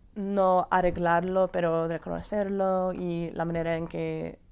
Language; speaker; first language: Spanish; non-native, fluent; English